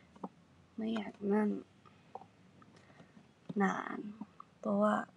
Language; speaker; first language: Thai; non-native, learner; Japanese